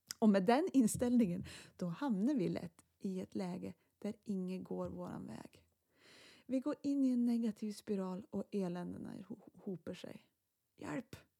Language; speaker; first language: Swedish; native; Swedish